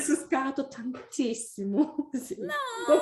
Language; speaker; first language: Italian; non-native, learner; English